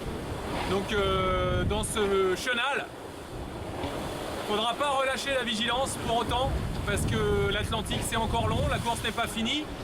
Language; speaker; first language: French; native; French